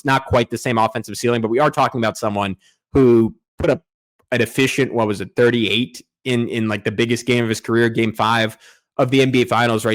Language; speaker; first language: English; native; English